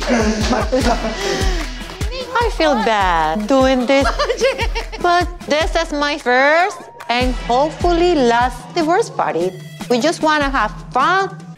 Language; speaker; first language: English; non-native, fluent; Spanish